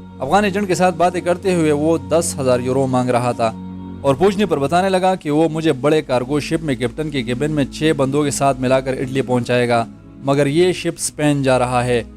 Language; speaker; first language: Urdu; non-native, local second language; Pashto